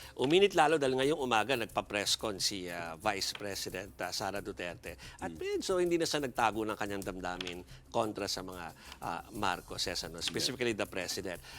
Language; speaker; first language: Filipino; native; Filipino